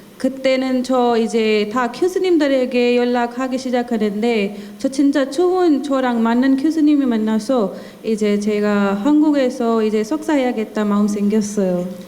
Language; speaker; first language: Korean; non-native, learner; Hindi